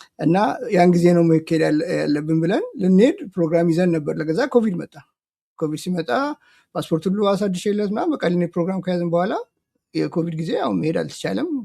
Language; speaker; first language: Amharic; native; Amharic